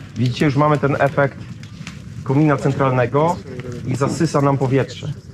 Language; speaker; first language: Polish; native; Polish